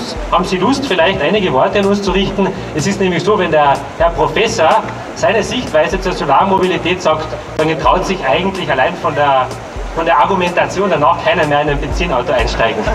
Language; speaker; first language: German; native; German